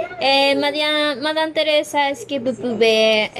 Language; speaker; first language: French; non-native, learner; Spanish